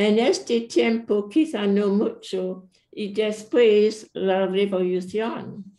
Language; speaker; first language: Spanish; non-native, fluent; English